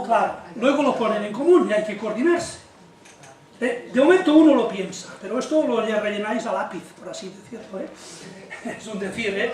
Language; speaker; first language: Spanish; native; Spanish